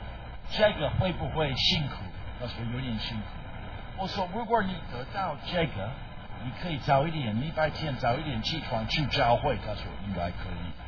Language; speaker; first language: Chinese; non-native, fluent; English